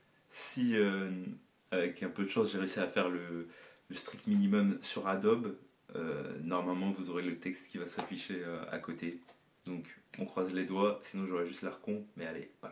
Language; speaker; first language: French; native; French